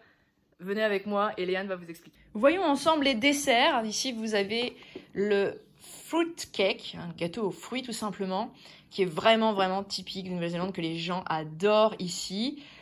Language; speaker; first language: French; native; French